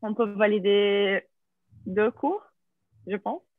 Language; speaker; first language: French; non-native, fluent; English